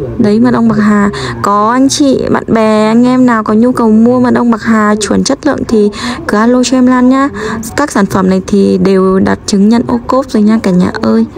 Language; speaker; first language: Vietnamese; non-native, local second language; Hmong